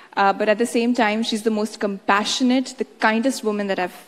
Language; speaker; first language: English; non-native, local second language; Hindi